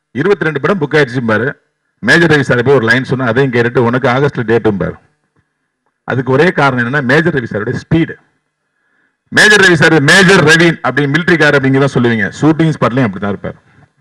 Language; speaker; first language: Tamil; native; Tamil